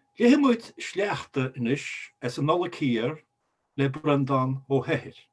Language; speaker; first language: Irish; native; Irish